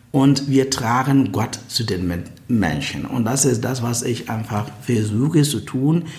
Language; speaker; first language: German; non-native, fluent; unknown